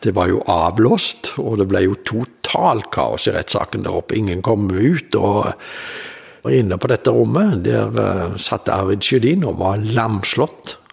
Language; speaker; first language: Norwegian; native; Norwegian